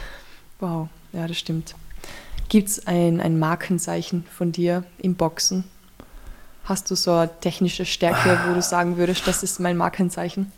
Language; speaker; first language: German; native; German